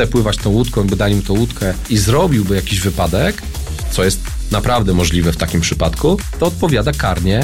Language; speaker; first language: Polish; native; Polish